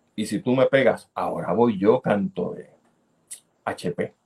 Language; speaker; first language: Spanish; native; Spanish